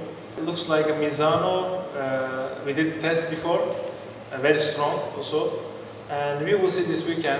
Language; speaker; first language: English; non-native, learner; Turkish